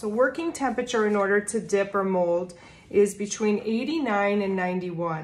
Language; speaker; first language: English; native; English